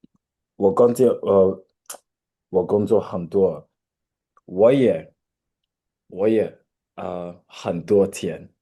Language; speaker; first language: Chinese; non-native, learner; English